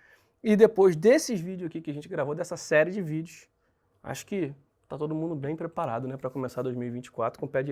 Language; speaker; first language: Portuguese; native; Portuguese